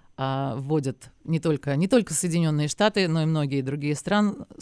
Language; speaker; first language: Russian; native; Russian